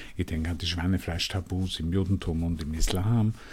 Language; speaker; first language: German; native; German